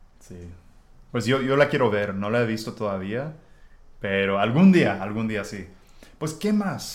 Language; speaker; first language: Spanish; non-native, fluent; English